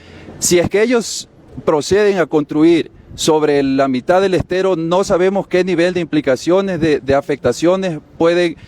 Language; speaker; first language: Spanish; native; Spanish